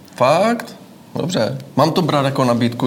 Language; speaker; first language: Czech; native; Czech